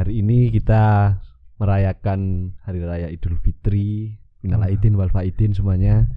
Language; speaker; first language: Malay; non-native, local second language; Javanese